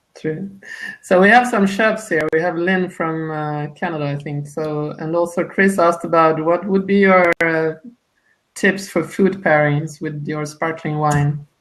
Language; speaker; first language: English; non-native, fluent; Italian